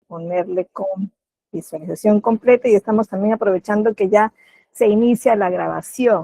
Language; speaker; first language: Spanish; native; Spanish